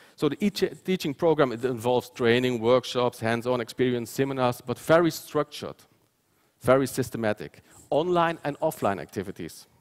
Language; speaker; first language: English; non-native, fluent; Dutch